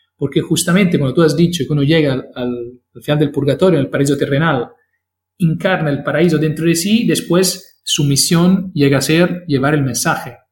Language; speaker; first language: Spanish; non-native, fluent; Italian